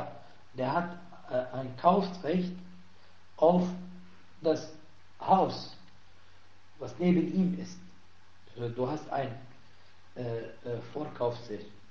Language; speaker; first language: German; non-native, fluent; Arabic